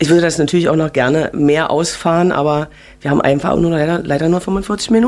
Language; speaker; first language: German; native; German